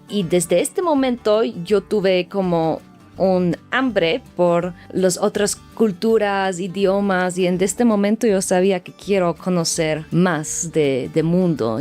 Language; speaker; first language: Spanish; non-native, fluent; Slovak